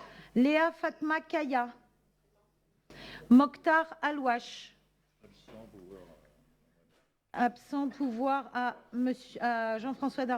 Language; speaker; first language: French; native; French